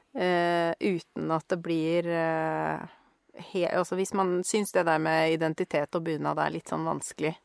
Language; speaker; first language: Norwegian; native; Norwegian